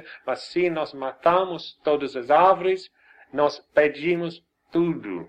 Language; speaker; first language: Portuguese; non-native, fluent; English